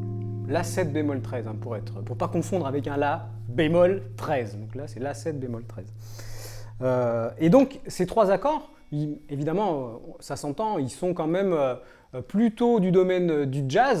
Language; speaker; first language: French; native; French